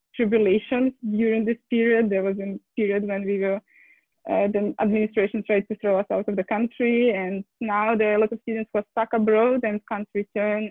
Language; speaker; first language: English; non-native, fluent; Russian